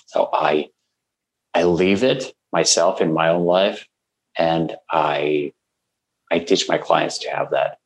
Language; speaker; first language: English; non-native, fluent; Russian